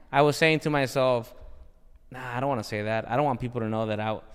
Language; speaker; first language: English; early bilingual, other home language; Spanish